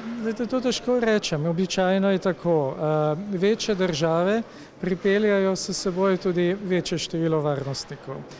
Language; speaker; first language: Slovenian; native; Slovenian